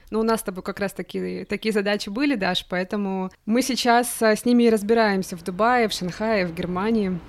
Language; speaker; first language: Russian; native; Russian